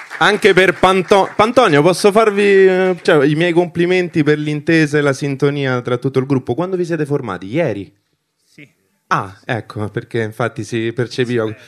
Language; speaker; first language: Italian; early bilingual, other home language; Albanian